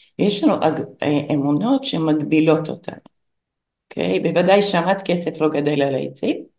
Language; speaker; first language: Hebrew; non-native, fluent; English